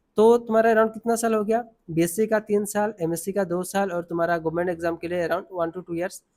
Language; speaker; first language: Hindi; non-native, local second language; Assamese